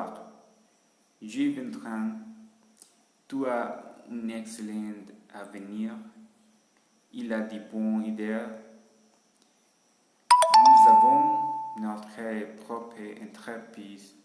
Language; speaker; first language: French; non-native, learner; Spanish